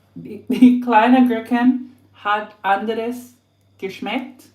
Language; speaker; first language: German; non-native, learner; English